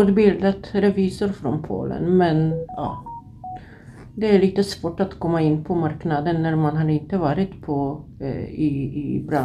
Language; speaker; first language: Swedish; non-native, fluent; Polish